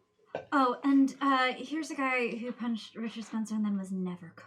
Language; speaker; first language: English; native; English